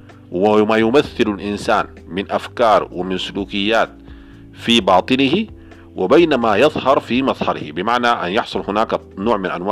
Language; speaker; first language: Arabic; native; Arabic